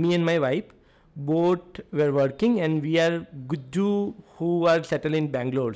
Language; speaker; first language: English; non-native, local second language; Gujarati